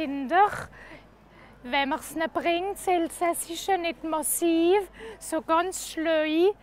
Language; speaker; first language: German; non-native, local second language; French